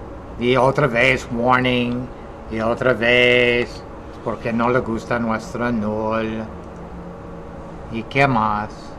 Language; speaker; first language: Spanish; non-native, fluent; English